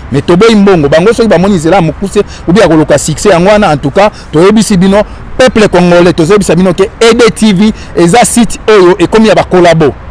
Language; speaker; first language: Lingala; native; Lingala